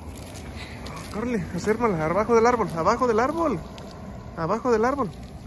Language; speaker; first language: Spanish; native; Spanish